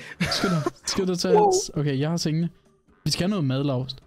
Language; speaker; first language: Danish; native; Danish